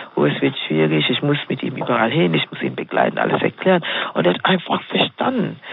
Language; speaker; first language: German; non-native, fluent; Swahili